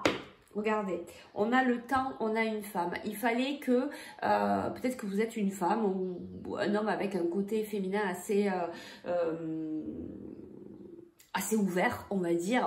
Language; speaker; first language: French; native; French